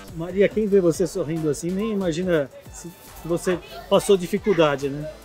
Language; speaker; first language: Portuguese; native; Portuguese